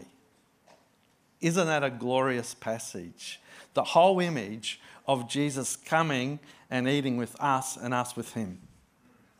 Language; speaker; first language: English; native; English